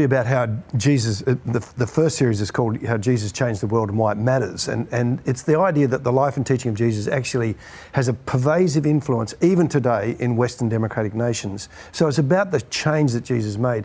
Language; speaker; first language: English; native; English